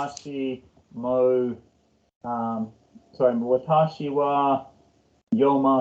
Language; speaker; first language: Japanese; non-native, learner; English